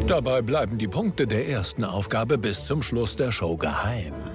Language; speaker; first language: German; native; German